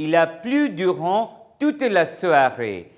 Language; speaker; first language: French; non-native, fluent; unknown